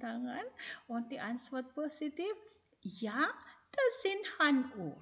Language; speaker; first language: German; non-native, fluent; Indonesian